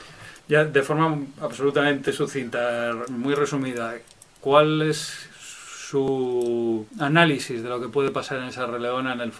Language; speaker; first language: Spanish; native; Spanish